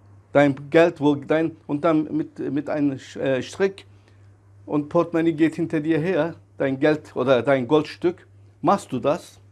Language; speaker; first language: German; non-native, fluent; Turkish